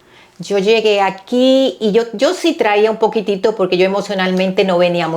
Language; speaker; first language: Spanish; native; Spanish